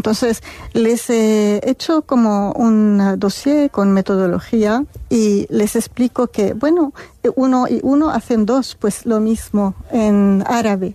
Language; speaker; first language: Spanish; non-native, fluent; Arabic